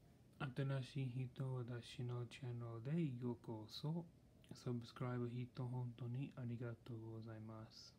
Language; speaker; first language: Japanese; non-native, learner; English